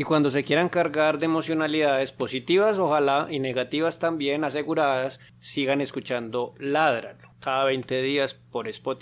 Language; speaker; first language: Spanish; native; Spanish